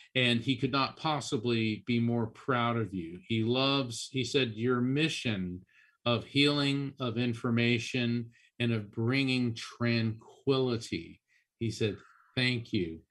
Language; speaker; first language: English; early bilingual, other home language; Italian